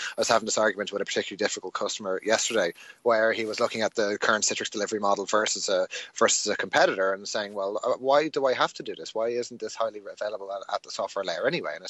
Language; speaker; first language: English; native; English